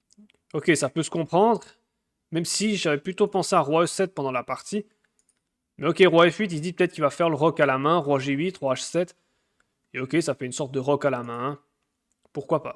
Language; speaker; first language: French; native; French